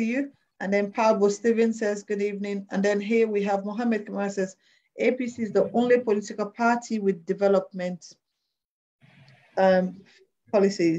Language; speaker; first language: English; non-native, local second language; Krio